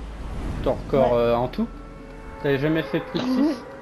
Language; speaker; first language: French; native; French